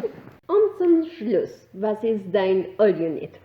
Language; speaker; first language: German; non-native, learner; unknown